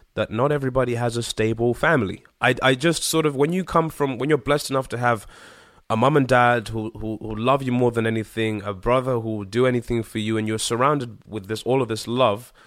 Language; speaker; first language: English; early bilingual, other home language; Shona